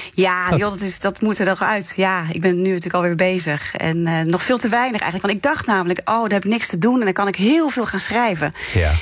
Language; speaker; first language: Dutch; native; Dutch